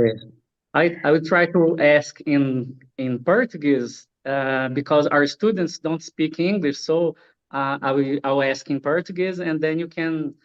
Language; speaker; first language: English; non-native, learner; Portuguese